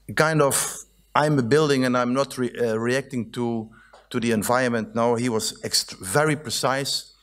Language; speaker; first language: English; non-native, fluent; Dutch